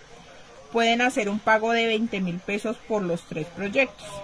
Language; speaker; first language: Spanish; native; Spanish